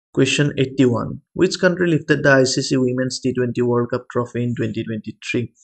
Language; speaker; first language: English; non-native, local second language; Assamese